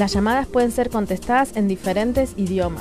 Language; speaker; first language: Spanish; native; Spanish